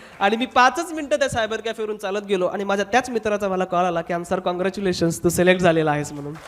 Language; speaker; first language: Marathi; non-native, local second language; Hindi